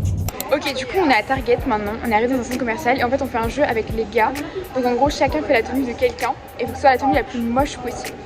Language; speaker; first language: French; native; French